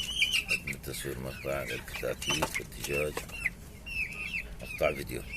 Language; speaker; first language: Arabic; native; Arabic